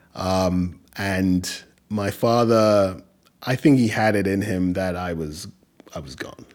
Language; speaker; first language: English; native; English